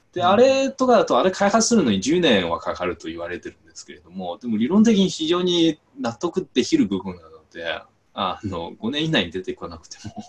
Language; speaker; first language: Japanese; non-native, fluent; Chinese